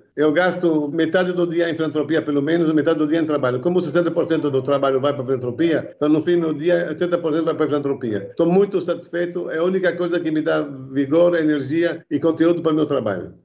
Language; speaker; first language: Portuguese; early bilingual, other home language; Arabic